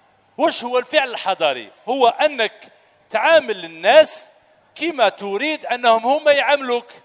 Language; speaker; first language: Arabic; native; Arabic